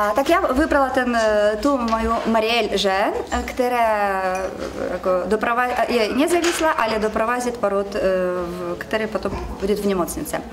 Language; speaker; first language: Czech; non-native, learner; Russian